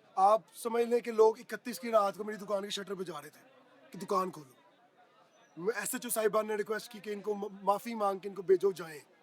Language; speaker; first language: Urdu; non-native, local second language; Punjabi